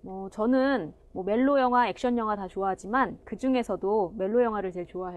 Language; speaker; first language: Korean; native; Korean